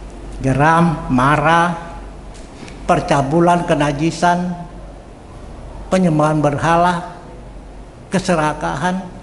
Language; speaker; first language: Indonesian; native; Indonesian